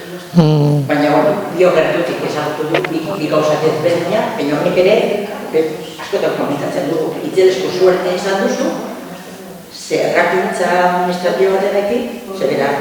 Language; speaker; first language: Basque; non-native, learner; Spanish